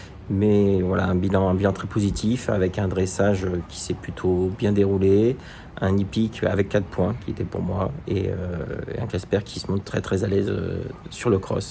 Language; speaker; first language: French; native; French